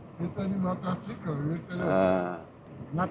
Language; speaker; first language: Russian; non-native, local second language; Uzbek